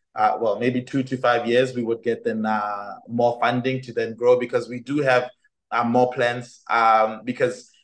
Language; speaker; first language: English; non-native, local second language; Tswana